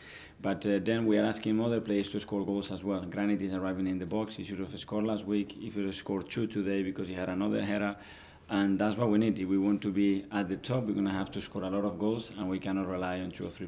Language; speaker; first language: English; non-native, fluent; Spanish